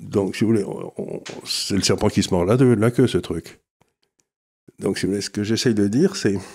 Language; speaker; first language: French; native; French